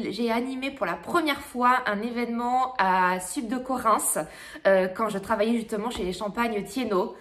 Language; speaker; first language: French; native; French